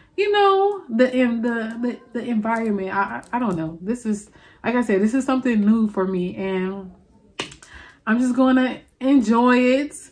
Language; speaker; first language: English; native; English